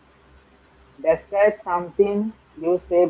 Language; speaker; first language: English; non-native, learner; Bangla